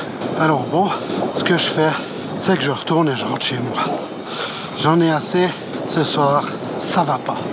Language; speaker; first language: French; native; French